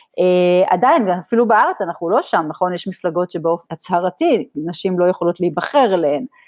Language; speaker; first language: Hebrew; native; Hebrew